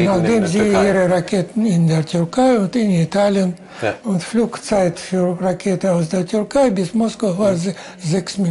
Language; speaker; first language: German; non-native, fluent; Russian